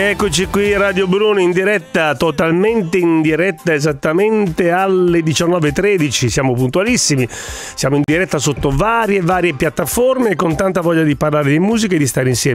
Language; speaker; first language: Italian; native; Italian